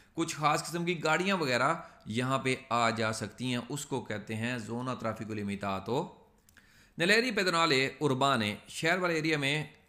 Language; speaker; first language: Urdu; non-native, local second language; Punjabi